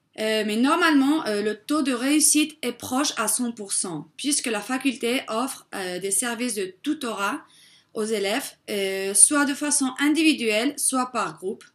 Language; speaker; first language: French; non-native, fluent; Spanish